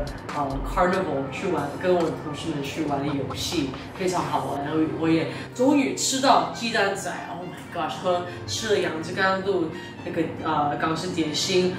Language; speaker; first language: Chinese; non-native, fluent; English